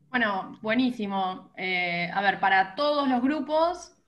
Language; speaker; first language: Spanish; native; Spanish